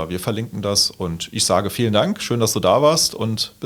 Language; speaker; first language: German; native; German